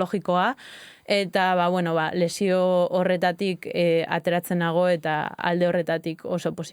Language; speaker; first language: Basque; native; Basque